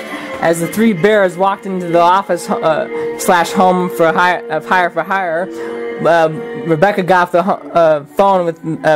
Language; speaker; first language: English; native; English